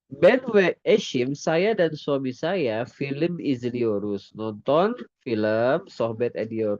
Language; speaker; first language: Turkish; non-native, fluent; Indonesian